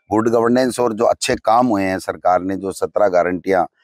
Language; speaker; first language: Hindi; native; Hindi